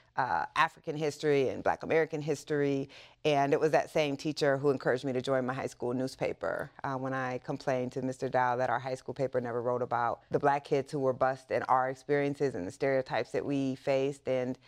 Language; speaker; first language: English; native; English